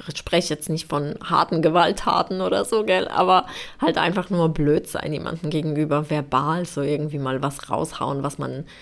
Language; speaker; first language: German; non-native, fluent; Polish